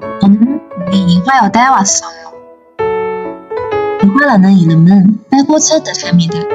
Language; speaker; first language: Korean; non-native, fluent; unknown